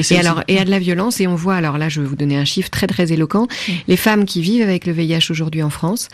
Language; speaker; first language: French; native; French